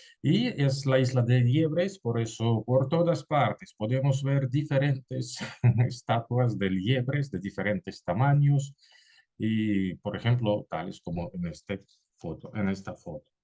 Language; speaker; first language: Spanish; non-native, fluent; Russian